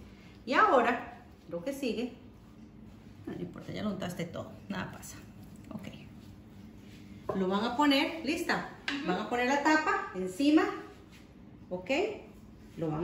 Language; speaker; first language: Spanish; native; Spanish